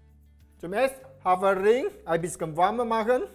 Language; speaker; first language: German; non-native, learner; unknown